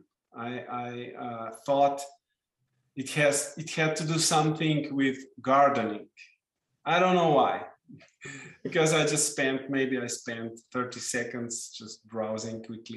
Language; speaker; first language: English; non-native, fluent; Slovenian